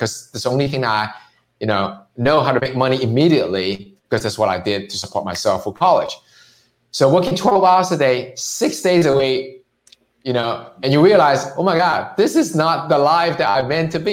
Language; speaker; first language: English; non-native, local second language; Cantonese